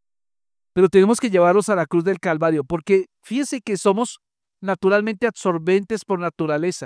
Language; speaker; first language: Spanish; native; Spanish